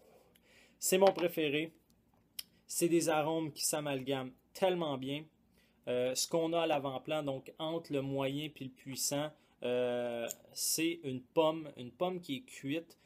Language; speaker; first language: French; native; French